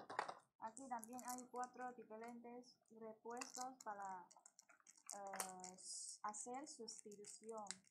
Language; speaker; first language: Spanish; non-native, learner; Chinese